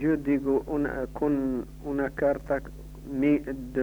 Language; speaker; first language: Spanish; non-native, learner; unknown